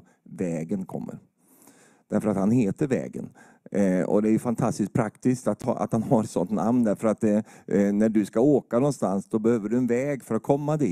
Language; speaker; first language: Swedish; native; Swedish